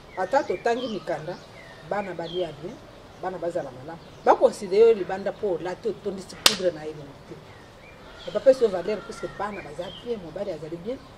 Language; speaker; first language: Lingala; non-native, local second language; Luba-Lulua